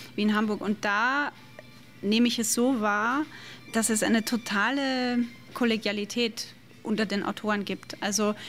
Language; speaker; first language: German; native; German